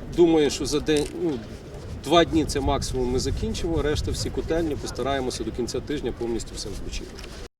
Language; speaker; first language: Ukrainian; native; Ukrainian